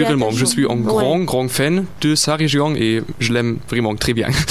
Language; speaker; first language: French; non-native, learner; German